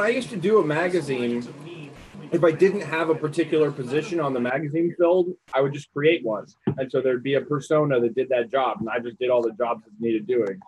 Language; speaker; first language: English; native; English